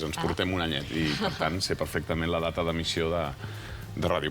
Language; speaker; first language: Catalan; native; Catalan